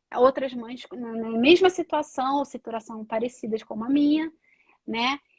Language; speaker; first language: Portuguese; native; Portuguese